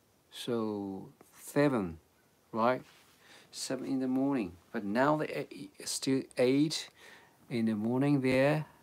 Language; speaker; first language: English; non-native, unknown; Japanese